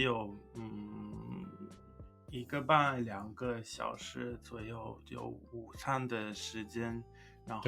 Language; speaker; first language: Chinese; non-native, fluent; English